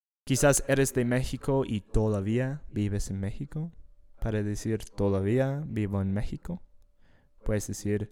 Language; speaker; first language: Spanish; non-native, fluent; English